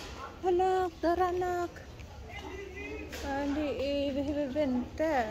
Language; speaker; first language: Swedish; non-native, learner; Cebuano